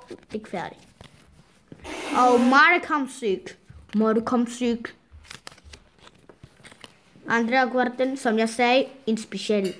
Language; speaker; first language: Danish; early bilingual, other home language; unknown